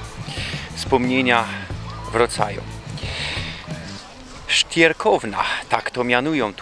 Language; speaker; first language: Polish; non-native, local second language; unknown